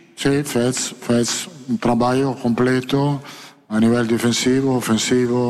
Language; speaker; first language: Portuguese; non-native, fluent; Italian